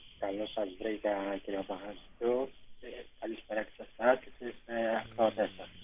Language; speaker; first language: Greek; non-native, fluent; Persian